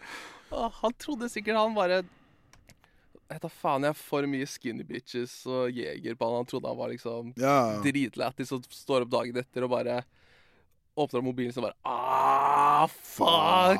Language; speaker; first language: Norwegian; native; Norwegian